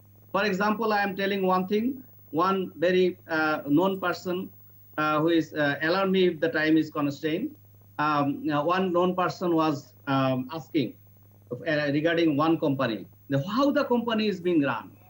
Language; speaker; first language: English; non-native, local second language; Bangla